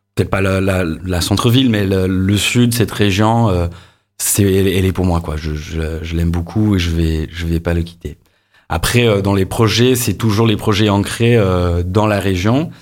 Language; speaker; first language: French; non-native, fluent; English